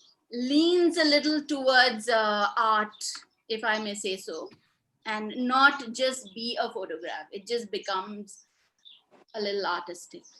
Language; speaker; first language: English; non-native, local second language; Hindi